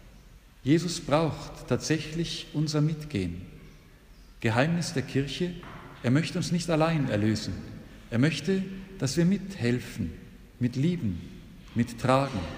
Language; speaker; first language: German; native; German